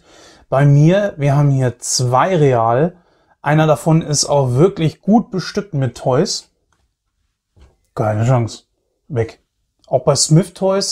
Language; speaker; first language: German; native; German